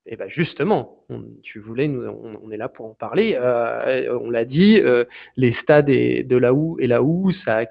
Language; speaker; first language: French; native; French